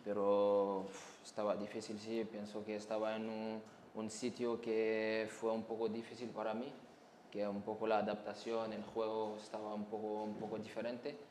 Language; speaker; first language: Spanish; non-native, learner; French